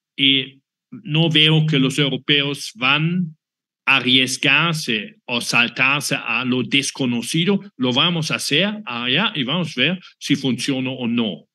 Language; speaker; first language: Spanish; non-native, fluent; German